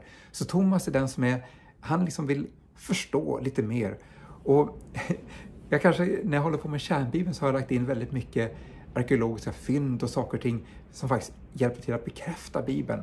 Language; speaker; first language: Swedish; native; Swedish